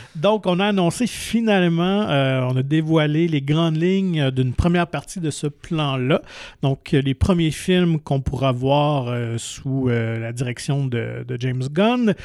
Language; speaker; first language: French; native; French